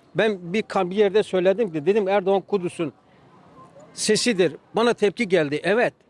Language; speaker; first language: Turkish; native; Turkish